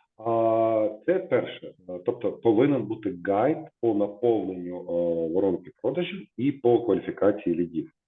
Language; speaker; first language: Ukrainian; native; Ukrainian